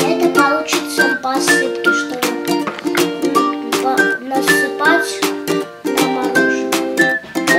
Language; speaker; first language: Russian; early bilingual, heritage; Russian